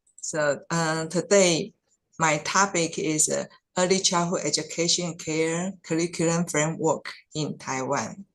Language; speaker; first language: English; non-native, fluent; Chinese